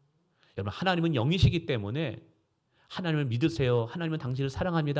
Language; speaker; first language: Korean; native; Korean